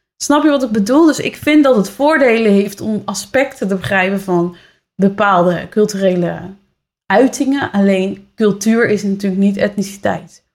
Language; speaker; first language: Dutch; native; Dutch